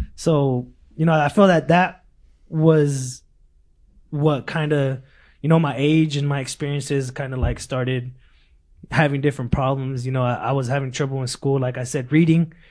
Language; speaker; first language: English; early bilingual, other home language; Spanish